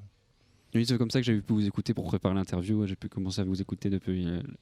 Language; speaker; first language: French; native; French